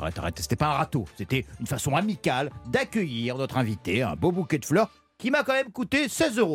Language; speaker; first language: French; native; French